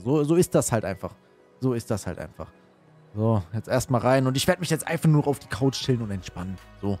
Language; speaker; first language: German; native; German